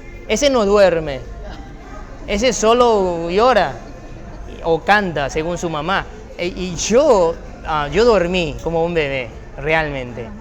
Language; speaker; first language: Spanish; non-native, fluent; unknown